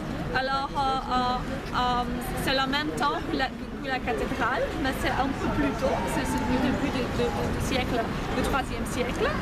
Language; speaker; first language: French; non-native, learner; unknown